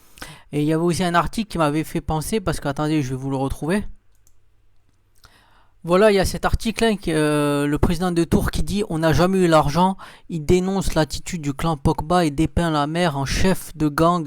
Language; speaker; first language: French; native; French